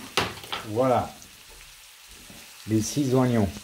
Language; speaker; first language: French; non-native, learner; German